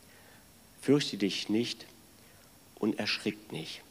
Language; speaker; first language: German; native; German